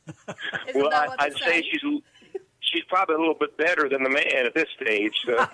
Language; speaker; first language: English; native; English